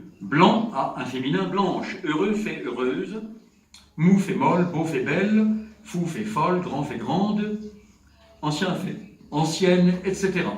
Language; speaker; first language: French; native; French